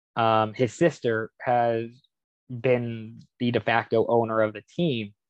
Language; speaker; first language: English; native; English